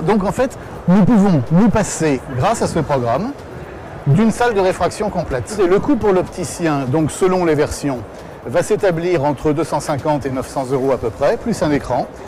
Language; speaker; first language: French; native; French